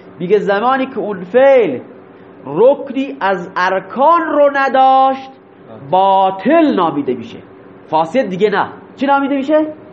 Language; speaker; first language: Persian; non-native, local second language; Baluchi